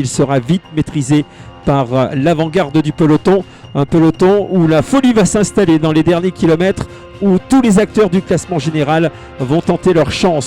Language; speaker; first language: French; native; French